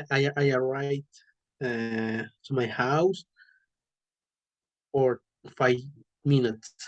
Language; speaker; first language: English; non-native, learner; Spanish